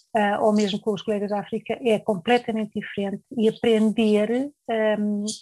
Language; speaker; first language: Portuguese; native; Portuguese